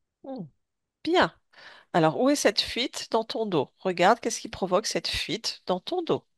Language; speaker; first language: French; native; French